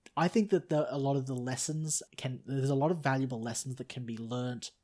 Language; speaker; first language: English; native; English